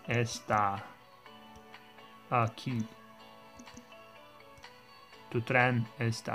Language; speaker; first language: Spanish; non-native, learner; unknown